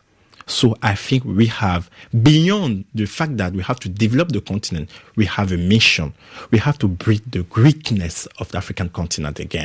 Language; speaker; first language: English; non-native, fluent; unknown